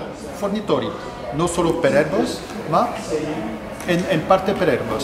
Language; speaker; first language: Italian; non-native, fluent; French